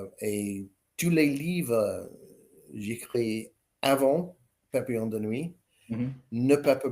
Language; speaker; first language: French; non-native, learner; English